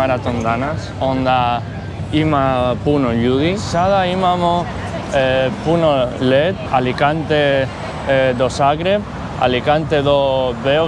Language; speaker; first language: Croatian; non-native, learner; Spanish